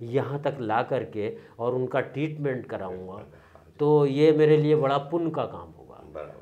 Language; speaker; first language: Hindi; native; Hindi